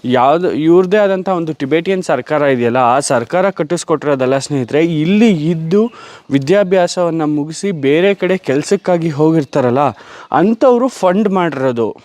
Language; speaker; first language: Kannada; native; Kannada